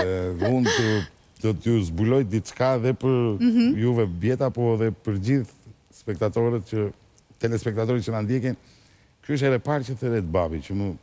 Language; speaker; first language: Albanian; native; Albanian